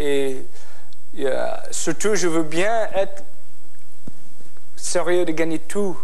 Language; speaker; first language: French; non-native, fluent; English